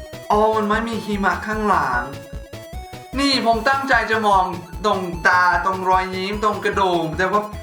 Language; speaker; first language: Thai; non-native, fluent; English